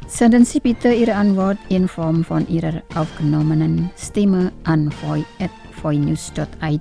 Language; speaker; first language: German; non-native, fluent; Indonesian